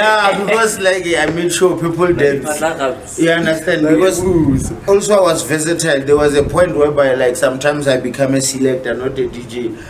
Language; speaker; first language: English; non-native, local second language; Northern Sotho